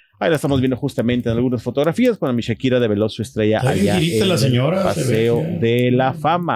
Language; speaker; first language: Spanish; native; Spanish